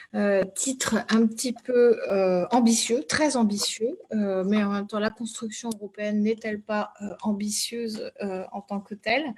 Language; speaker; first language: French; native; French